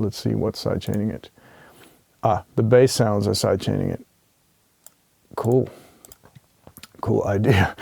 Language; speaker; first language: English; non-native, fluent; Dutch